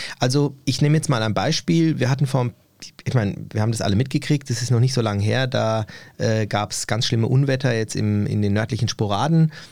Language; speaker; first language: German; early bilingual, other home language; Turkish